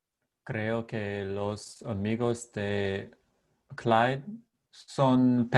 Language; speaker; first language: Spanish; non-native, learner; English